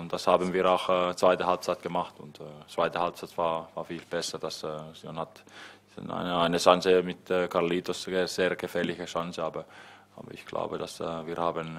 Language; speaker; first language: German; non-native, fluent; Finnish